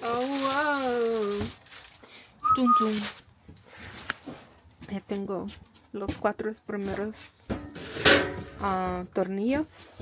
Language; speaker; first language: Spanish; early bilingual, heritage; Spanish